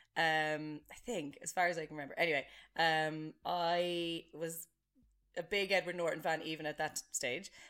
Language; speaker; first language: English; native; English